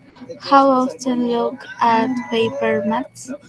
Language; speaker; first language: English; non-native, learner; Spanish